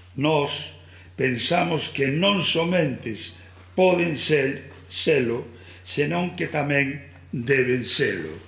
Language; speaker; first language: Galician; native; Galician